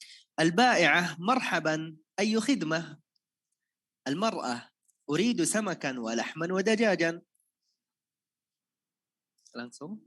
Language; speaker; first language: Arabic; non-native, fluent; Indonesian